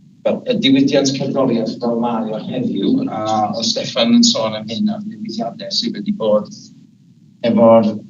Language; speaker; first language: Welsh; native; Welsh